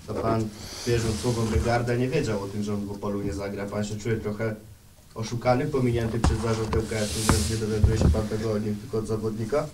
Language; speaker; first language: Polish; native; Polish